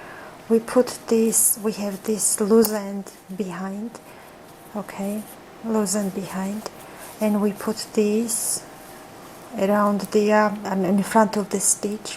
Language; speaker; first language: English; non-native, fluent; Georgian